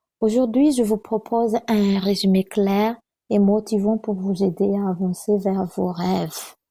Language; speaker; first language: French; non-native, local second language; Malagasy